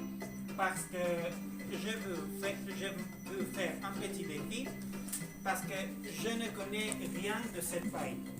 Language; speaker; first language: French; non-native, learner; Spanish